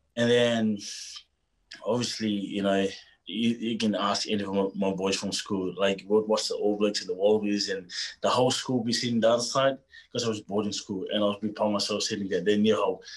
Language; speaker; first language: English; non-native, fluent; Tongan